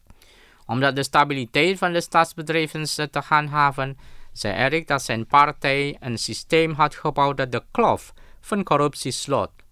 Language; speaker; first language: Dutch; non-native, fluent; Indonesian